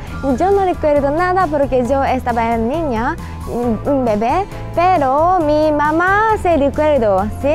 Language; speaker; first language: Spanish; non-native, learner; Japanese